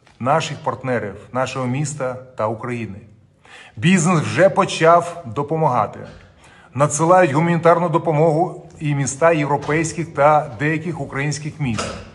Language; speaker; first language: Ukrainian; non-native, local second language; Russian